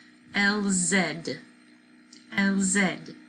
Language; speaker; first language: French; non-native, fluent; English